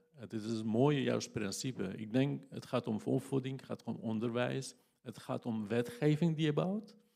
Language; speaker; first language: Dutch; non-native, fluent; Kurdish